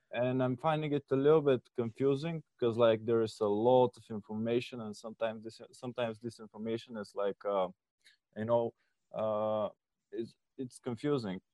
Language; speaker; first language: English; non-native, fluent; Bulgarian